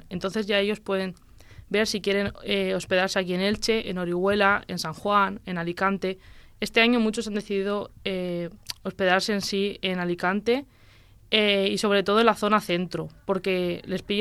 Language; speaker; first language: Spanish; native; Spanish